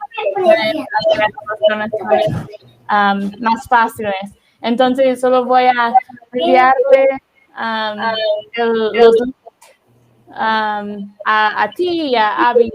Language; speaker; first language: Spanish; non-native, learner; English